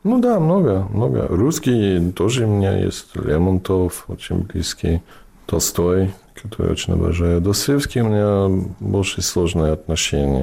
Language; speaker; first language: Russian; non-native, fluent; English